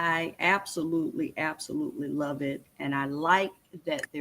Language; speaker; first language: English; native; English